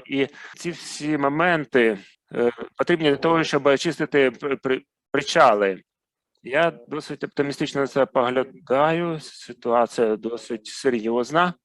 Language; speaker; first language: Ukrainian; non-native, fluent; Arabic